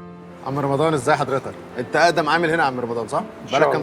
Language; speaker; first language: Arabic; native; Arabic